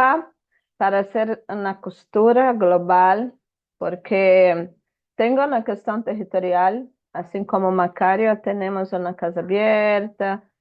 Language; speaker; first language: Spanish; non-native, fluent; Portuguese